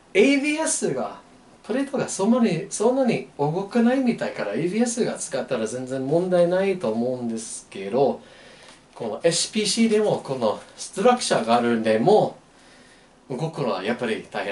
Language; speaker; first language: Japanese; non-native, learner; English